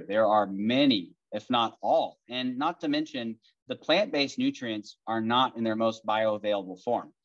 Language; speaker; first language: English; native; English